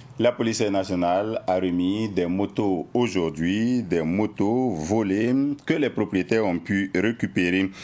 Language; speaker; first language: French; non-native, local second language; Mossi